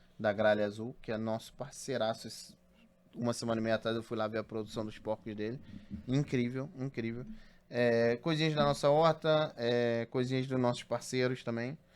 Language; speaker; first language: Portuguese; native; Portuguese